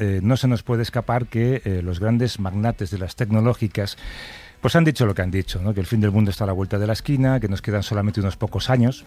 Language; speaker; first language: Spanish; native; Spanish